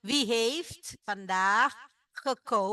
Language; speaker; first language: Dutch; non-native, fluent; Indonesian